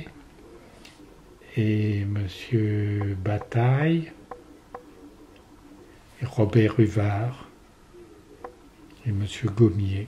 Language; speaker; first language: French; native; French